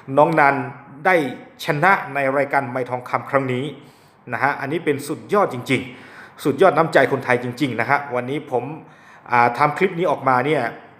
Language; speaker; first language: Thai; non-native, local second language; S'gaw Karen